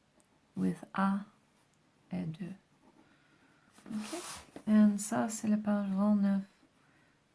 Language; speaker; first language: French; non-native, fluent; English